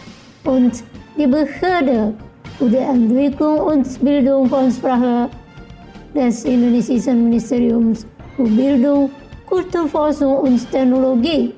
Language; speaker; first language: German; non-native, fluent; Indonesian